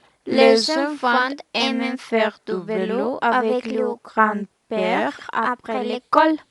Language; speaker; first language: French; non-native, learner; Spanish